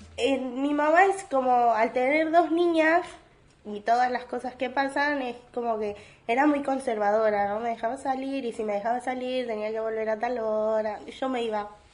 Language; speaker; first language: Spanish; native; Spanish